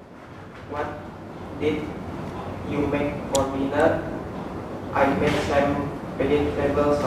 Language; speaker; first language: English; non-native, learner; Indonesian